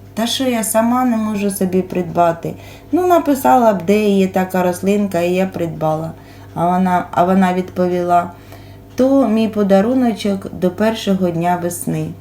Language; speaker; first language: Ukrainian; native; Ukrainian